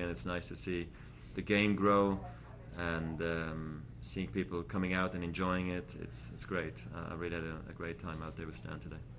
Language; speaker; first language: English; non-native, fluent; Swiss German